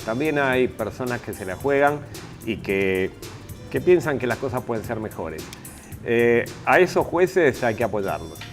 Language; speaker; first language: Spanish; native; Spanish